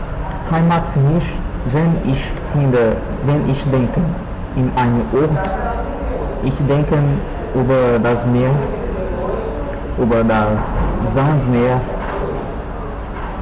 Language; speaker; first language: German; non-native, learner; Portuguese